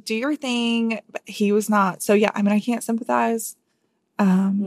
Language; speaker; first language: English; native; English